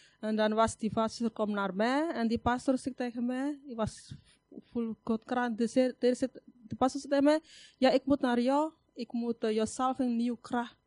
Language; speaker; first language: Dutch; non-native, learner; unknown